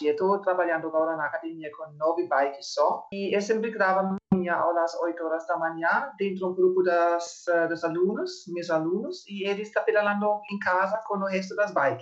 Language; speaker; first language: Portuguese; non-native, fluent; German